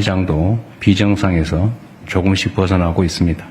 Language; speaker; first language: Korean; native; Korean